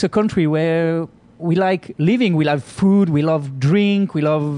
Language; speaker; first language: English; non-native, learner; French